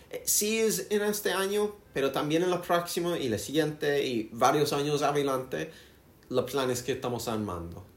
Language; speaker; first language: Spanish; non-native, learner; English